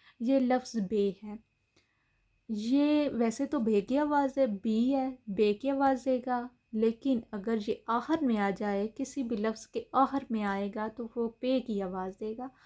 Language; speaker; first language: Urdu; native; Urdu